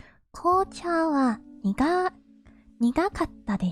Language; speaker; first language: Japanese; non-native, learner; English